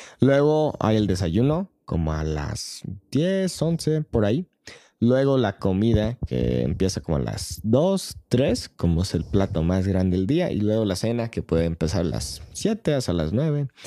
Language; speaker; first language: Spanish; non-native, fluent; English